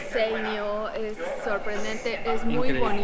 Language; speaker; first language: Spanish; non-native, local second language; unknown